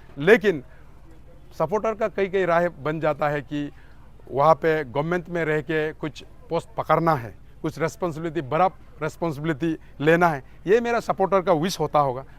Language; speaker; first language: Hindi; non-native, local second language; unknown